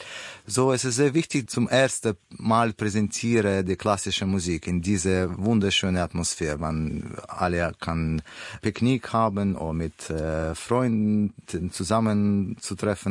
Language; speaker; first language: German; non-native, learner; Russian